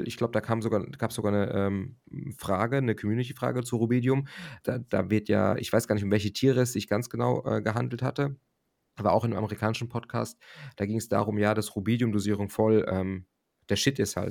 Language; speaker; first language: German; native; German